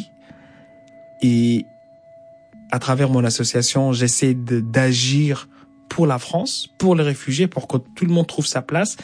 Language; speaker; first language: French; non-native, fluent; Arabic